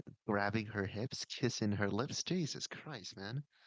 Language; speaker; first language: English; native; English